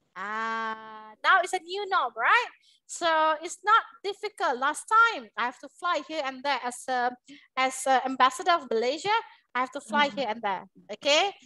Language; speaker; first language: English; non-native, local second language; Malay